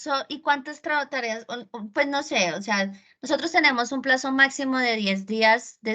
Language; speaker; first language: Spanish; native; Spanish